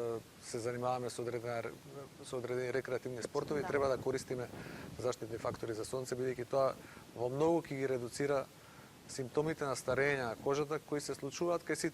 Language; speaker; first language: Macedonian; native; Macedonian